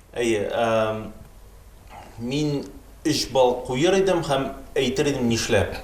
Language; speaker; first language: Tatar; native; Tatar